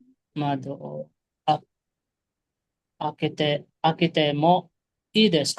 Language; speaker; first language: Japanese; non-native, learner; Filipino